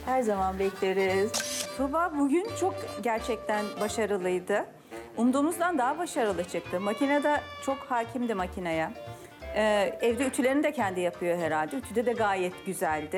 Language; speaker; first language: Turkish; native; Turkish